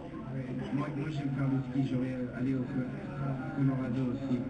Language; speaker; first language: French; non-native, learner; English